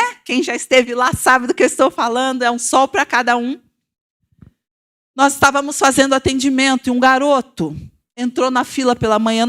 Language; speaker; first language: Portuguese; native; Portuguese